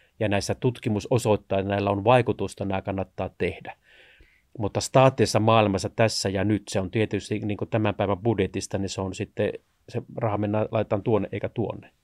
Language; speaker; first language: Finnish; native; Finnish